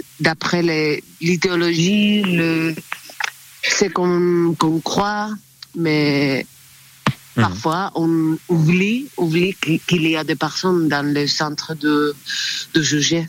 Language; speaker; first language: French; non-native, learner; Spanish